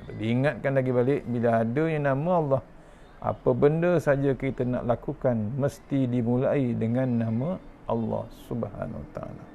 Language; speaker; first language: Malay; native; Malay